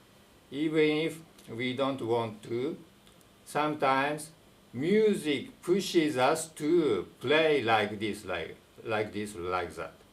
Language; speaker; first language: English; non-native, fluent; Japanese